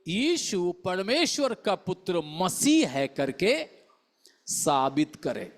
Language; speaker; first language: Hindi; non-native, local second language; Malayalam